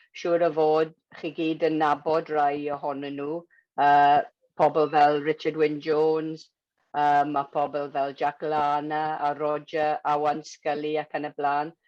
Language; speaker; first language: Welsh; non-native, local second language; English